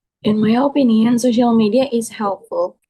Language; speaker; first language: English; non-native, learner; Indonesian